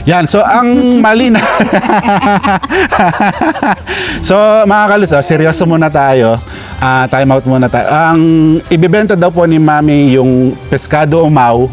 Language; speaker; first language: Filipino; non-native, local second language; Pampanga